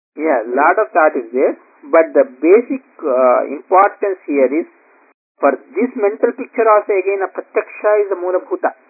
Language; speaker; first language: English; non-native, local second language; Kannada